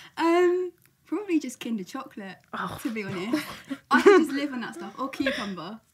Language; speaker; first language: English; native; English